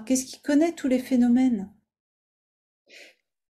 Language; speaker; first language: French; native; French